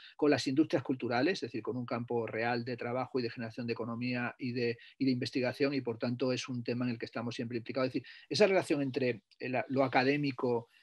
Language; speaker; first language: Spanish; native; Spanish